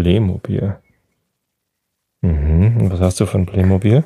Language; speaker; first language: German; native; German